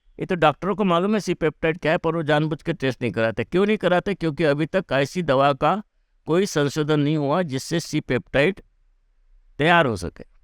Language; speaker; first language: Hindi; native; Hindi